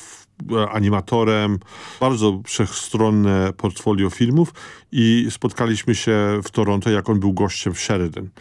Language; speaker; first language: Polish; early bilingual, heritage; Polish